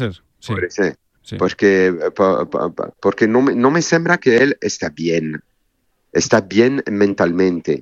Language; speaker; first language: Spanish; non-native, learner; French